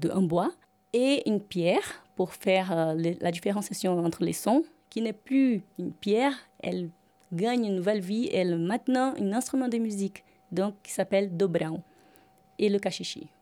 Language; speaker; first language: French; non-native, fluent; Portuguese